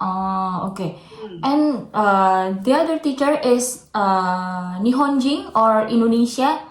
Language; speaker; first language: English; non-native, learner; Indonesian